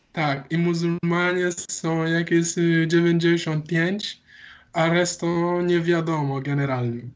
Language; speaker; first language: Polish; non-native, learner; Wolof